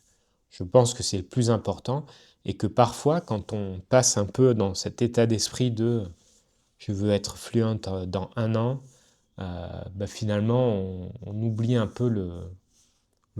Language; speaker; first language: French; native; French